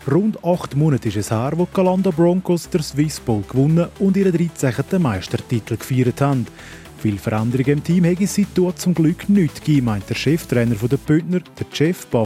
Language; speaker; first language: German; native; German